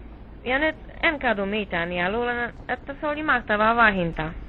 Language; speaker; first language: Finnish; non-native, fluent; Polish